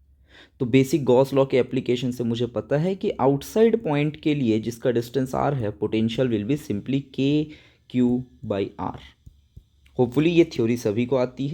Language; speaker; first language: Hindi; native; Hindi